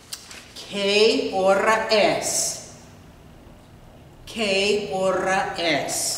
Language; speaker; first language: Spanish; non-native, fluent; English